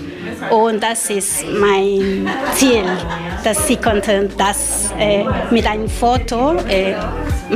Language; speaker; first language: German; non-native, learner; Spanish